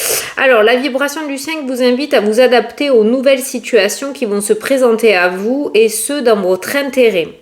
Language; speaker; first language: French; native; French